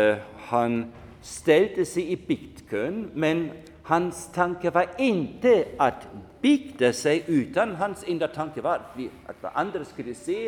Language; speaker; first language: Swedish; non-native, fluent; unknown